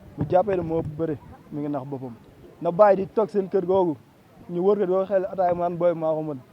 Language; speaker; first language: Wolof; native; Wolof